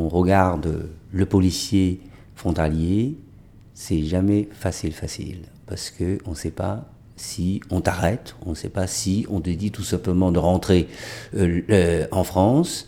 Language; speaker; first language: French; non-native, fluent; Chinese